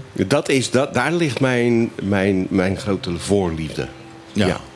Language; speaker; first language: Dutch; native; Dutch